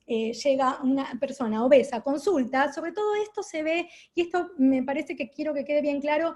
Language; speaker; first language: Spanish; native; Spanish